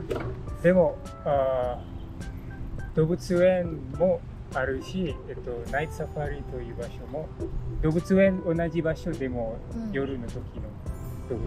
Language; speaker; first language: Japanese; non-native, learner; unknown